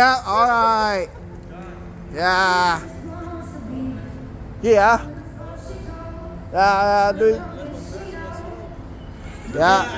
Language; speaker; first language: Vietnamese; early bilingual, heritage; Vietnamese